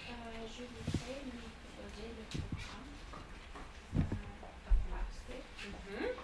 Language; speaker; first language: French; non-native, learner; Russian